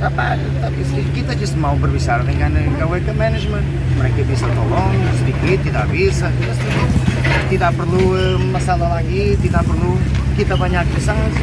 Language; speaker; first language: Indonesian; non-native, learner; English